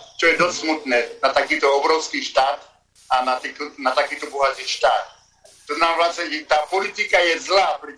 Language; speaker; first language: Slovak; non-native, fluent; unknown